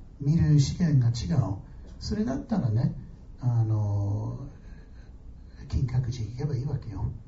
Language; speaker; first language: Japanese; non-native, fluent; English